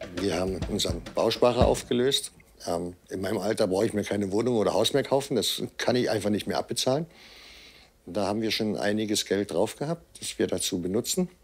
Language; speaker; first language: German; native; German